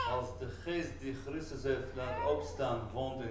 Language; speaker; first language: Dutch; non-native, fluent; Arabic